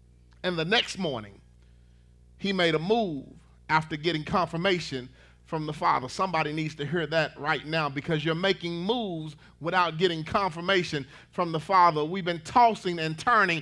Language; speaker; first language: English; native; English